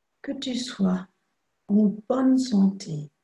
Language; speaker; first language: French; non-native, fluent; German